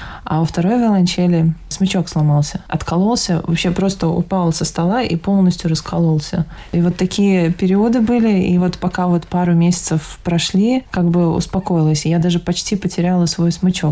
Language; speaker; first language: Russian; native; Russian